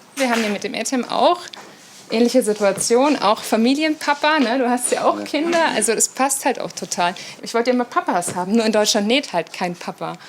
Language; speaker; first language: German; native; German